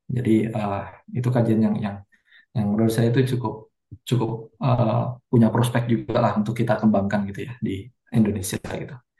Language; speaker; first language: Indonesian; native; Indonesian